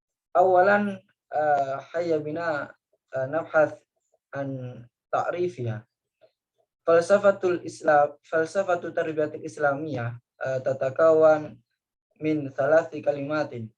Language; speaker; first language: Arabic; non-native, learner; Indonesian